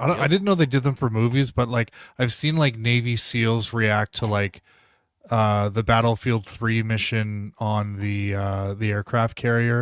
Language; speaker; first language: English; native; English